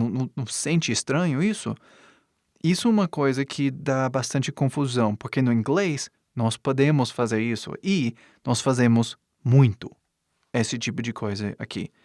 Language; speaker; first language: Portuguese; non-native, fluent; English